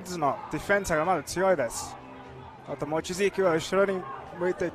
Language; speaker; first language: Japanese; non-native, learner; English